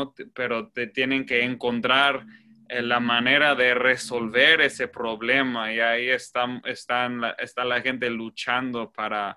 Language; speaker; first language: Spanish; non-native, fluent; English